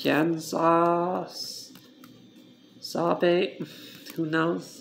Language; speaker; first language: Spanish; non-native, learner; English